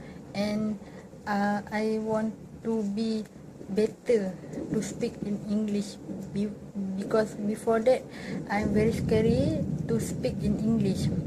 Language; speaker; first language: English; non-native, local second language; Malay